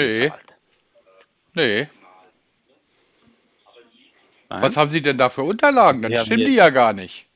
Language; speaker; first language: German; native; German